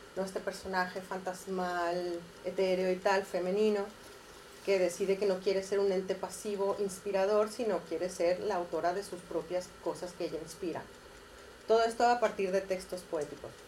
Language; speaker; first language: Spanish; native; Spanish